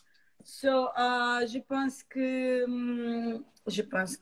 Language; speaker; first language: French; non-native, learner; Portuguese